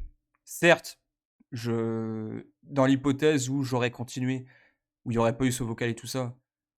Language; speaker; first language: French; native; French